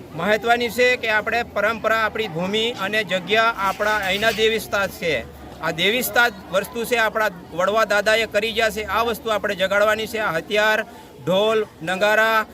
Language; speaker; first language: Gujarati; non-native, local second language; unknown